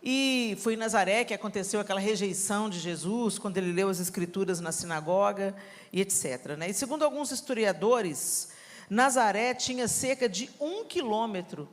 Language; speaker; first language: Portuguese; native; Portuguese